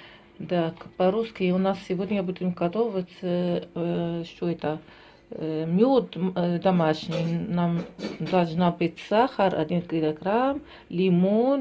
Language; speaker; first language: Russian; non-native, learner; Arabic